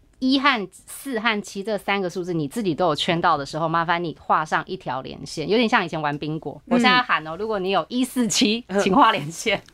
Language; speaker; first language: Chinese; native; Chinese